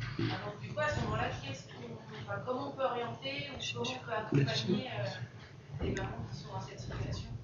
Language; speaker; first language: French; native; French